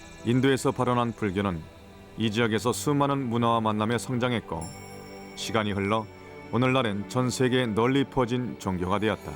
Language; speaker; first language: Korean; native; Korean